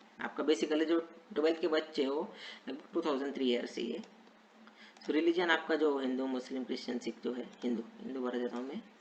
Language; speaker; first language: Hindi; non-native, local second language; Marathi